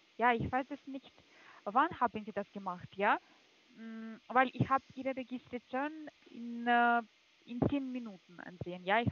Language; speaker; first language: German; non-native, learner; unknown